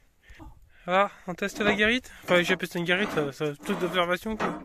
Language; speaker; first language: French; native; French